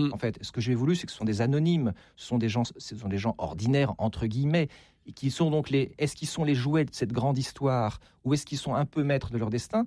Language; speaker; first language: French; native; French